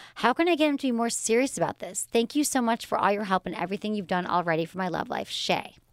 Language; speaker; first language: English; native; English